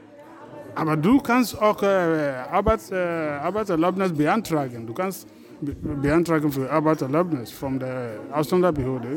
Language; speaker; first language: German; non-native, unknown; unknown